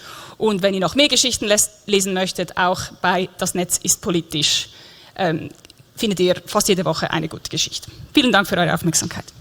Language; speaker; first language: German; native; German